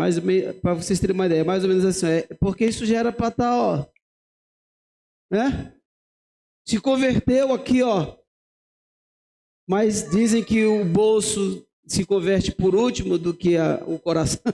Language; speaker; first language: Portuguese; native; Portuguese